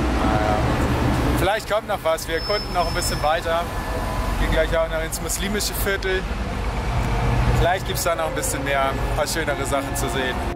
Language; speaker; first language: German; native; German